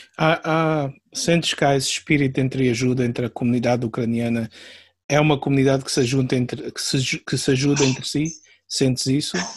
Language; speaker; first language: Portuguese; native; Portuguese